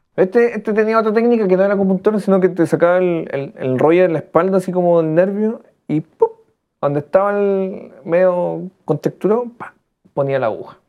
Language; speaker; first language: Spanish; native; Spanish